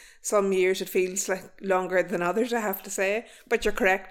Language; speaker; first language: English; native; English